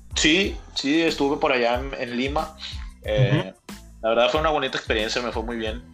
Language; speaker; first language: Spanish; native; Spanish